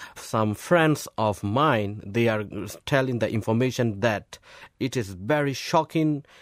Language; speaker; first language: English; non-native, fluent; Burmese